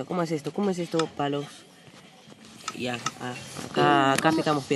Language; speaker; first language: Spanish; native; Spanish